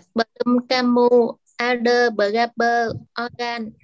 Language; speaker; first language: Indonesian; non-native, learner; Vietnamese